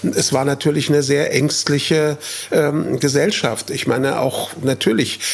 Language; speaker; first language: German; native; German